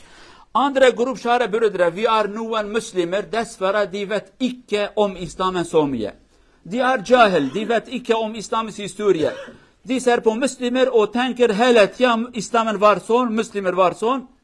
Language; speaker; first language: Norwegian; non-native, learner; Kurdish